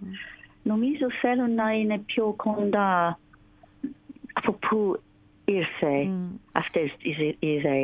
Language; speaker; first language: Greek; non-native, learner; English